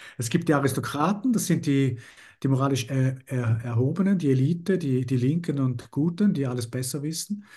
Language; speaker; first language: German; early bilingual, other home language; Spanish